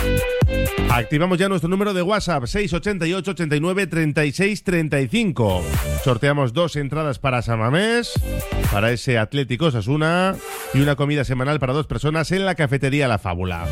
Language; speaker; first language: Spanish; native; Spanish